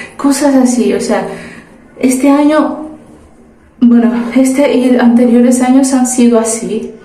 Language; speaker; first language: Spanish; early bilingual, other home language; Portuguese